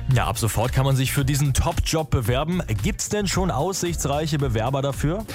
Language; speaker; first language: German; native; German